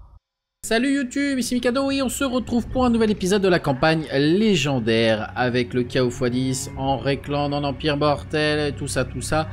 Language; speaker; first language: French; native; French